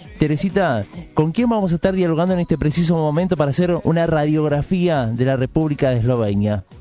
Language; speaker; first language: Spanish; native; Spanish